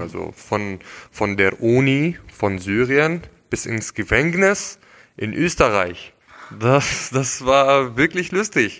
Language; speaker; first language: German; non-native, local second language; Arabic